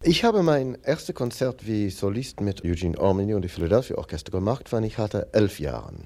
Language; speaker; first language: German; non-native, fluent; English